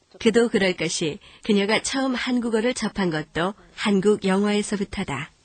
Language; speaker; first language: Korean; native; Korean